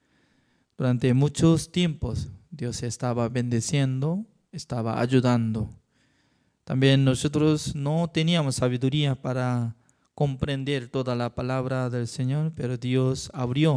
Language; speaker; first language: Spanish; non-native, fluent; Korean